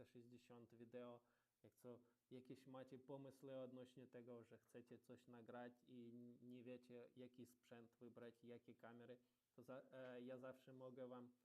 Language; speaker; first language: Polish; non-native, learner; Ukrainian